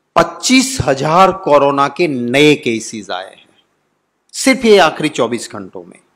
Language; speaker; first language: Hindi; non-native, local second language; Gujarati